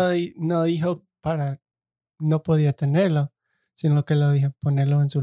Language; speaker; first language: Spanish; non-native, fluent; English